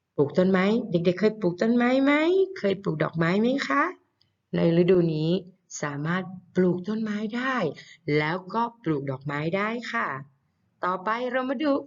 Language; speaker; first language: Thai; native; Thai